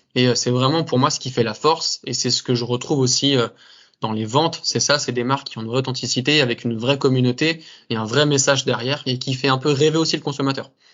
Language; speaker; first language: French; native; French